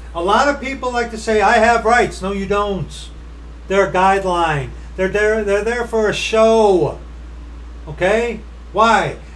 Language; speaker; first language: English; native; English